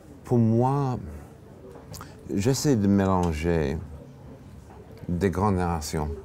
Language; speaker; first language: French; non-native, fluent; English